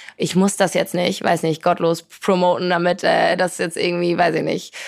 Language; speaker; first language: German; early bilingual, other home language; Polish